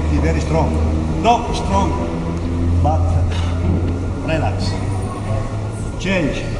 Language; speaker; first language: English; non-native, learner; Italian